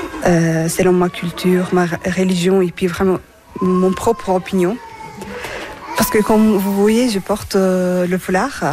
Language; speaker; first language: French; non-native, fluent; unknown